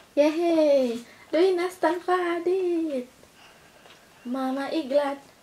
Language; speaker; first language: Swedish; non-native, learner; Filipino